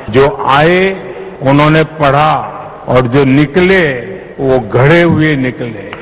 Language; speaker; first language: Hindi; non-native, local second language; Gujarati